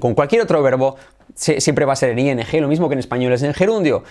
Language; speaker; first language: Spanish; native; Spanish